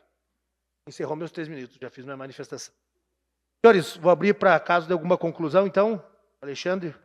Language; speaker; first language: Portuguese; native; Portuguese